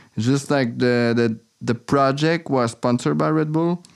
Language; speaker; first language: English; non-native, learner; French